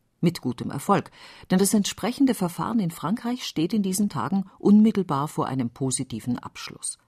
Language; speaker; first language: German; native; German